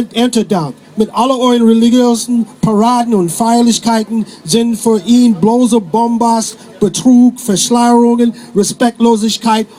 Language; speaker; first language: German; non-native, fluent; English